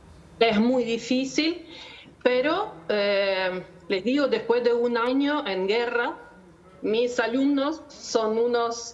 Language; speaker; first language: Spanish; non-native, learner; Ukrainian